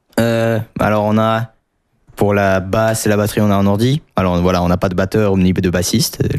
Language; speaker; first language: French; non-native, fluent; Russian